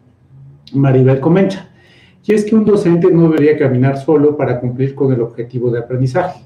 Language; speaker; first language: Spanish; native; Spanish